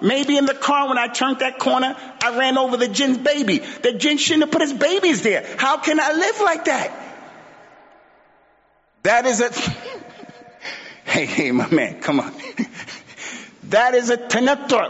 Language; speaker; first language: English; native; English